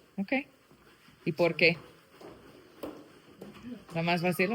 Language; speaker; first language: Spanish; non-native, learner; English